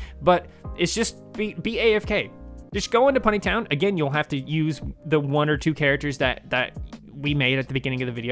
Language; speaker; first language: English; native; English